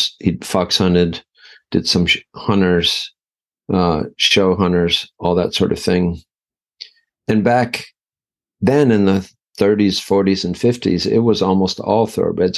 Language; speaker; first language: English; native; English